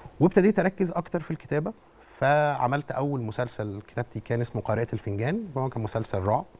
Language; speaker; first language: Arabic; native; Arabic